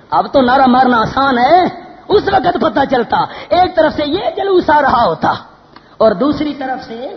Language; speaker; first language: Urdu; native; Urdu